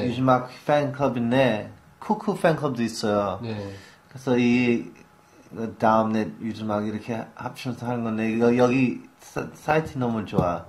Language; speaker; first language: Korean; early bilingual, heritage; English